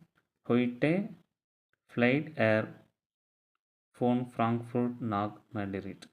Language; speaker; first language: German; non-native, learner; Tamil